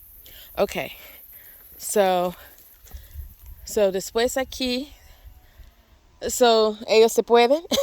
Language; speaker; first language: Spanish; non-native, learner; English